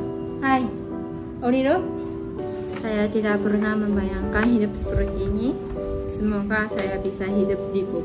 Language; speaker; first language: Indonesian; non-native, fluent; Japanese